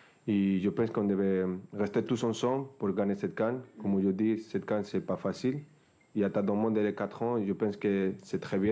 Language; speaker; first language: French; non-native, fluent; Spanish